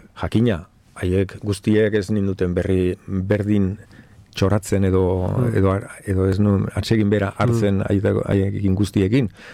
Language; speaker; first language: Basque; non-native, local second language; Spanish